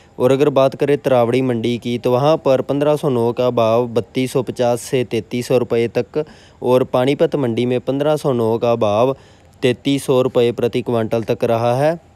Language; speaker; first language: Hindi; non-native, local second language; Punjabi